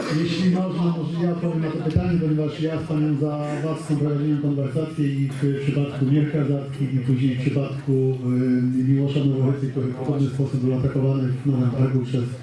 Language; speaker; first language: Polish; native; Polish